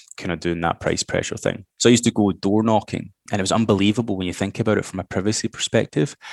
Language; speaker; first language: English; native; English